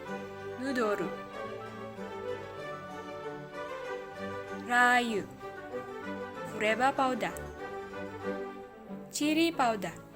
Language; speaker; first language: Japanese; non-native, learner; Indonesian